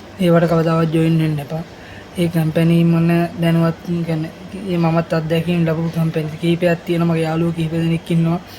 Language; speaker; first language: Sinhala; native; Sinhala